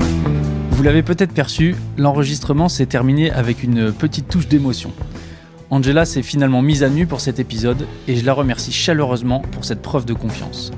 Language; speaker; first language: French; native; French